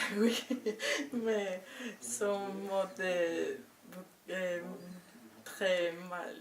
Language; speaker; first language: French; non-native, learner; Spanish